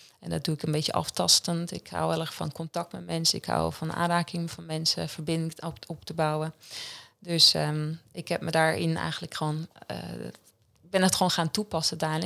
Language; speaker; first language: Dutch; non-native, fluent; Swiss German